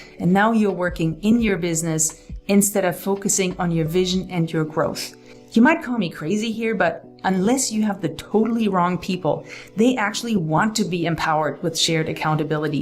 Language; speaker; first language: English; native; English